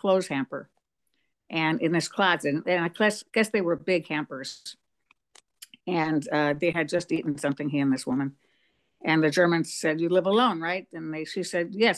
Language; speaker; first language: English; native; English